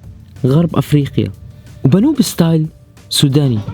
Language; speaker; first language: Arabic; native; Arabic